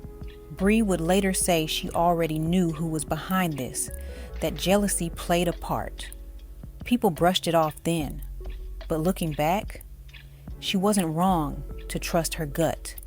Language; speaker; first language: English; native; English